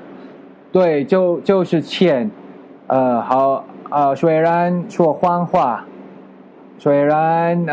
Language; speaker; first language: Chinese; non-native, fluent; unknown